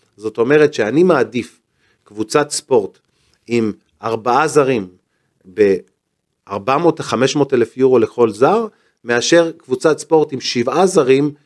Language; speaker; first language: Hebrew; native; Hebrew